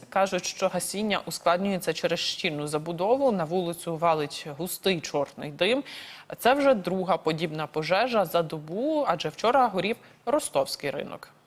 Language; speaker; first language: Ukrainian; native; Ukrainian